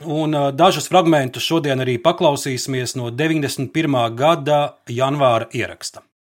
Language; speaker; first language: Latvian; native; Latvian